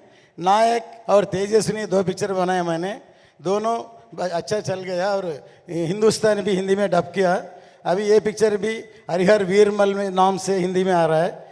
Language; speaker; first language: Hindi; non-native, local second language; Telugu